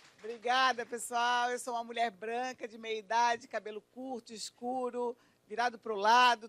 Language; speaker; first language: Portuguese; native; Portuguese